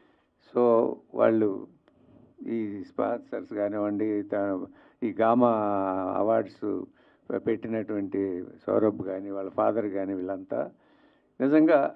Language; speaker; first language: Telugu; native; Telugu